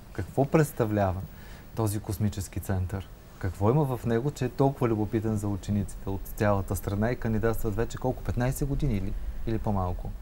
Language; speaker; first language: Bulgarian; native; Bulgarian